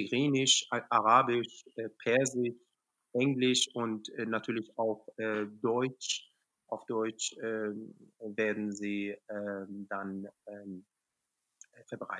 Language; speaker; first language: German; non-native, fluent; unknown